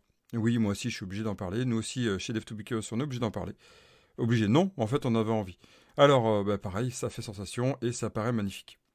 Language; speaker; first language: French; native; French